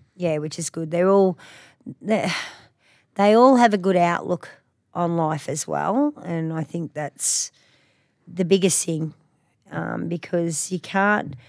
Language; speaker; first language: English; native; English